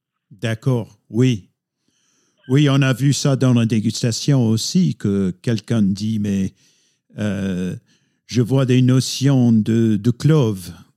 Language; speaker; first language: French; non-native, fluent; English